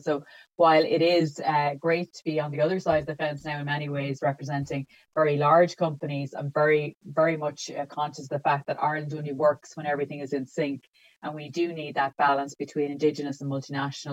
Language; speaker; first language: English; native; English